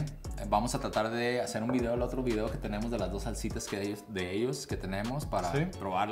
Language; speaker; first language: Spanish; native; Spanish